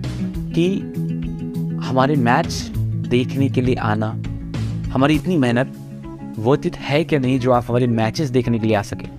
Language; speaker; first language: Hindi; native; Hindi